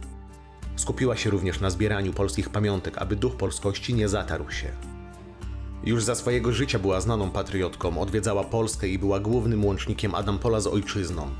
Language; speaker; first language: Polish; native; Polish